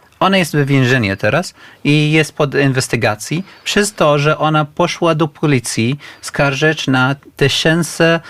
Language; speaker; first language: Polish; non-native, learner; Arabic